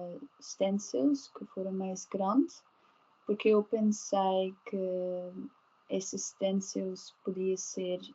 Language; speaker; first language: Portuguese; non-native, learner; Dutch